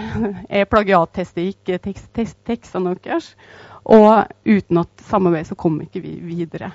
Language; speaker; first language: Norwegian; native; Norwegian